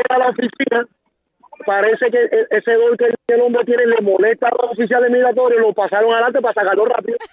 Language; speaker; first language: Spanish; native; Spanish